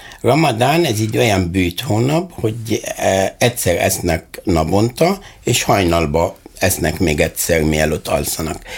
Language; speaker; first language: Hungarian; non-native, fluent; Arabic